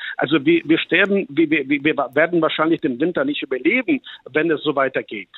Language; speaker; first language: German; non-native, fluent; Ukrainian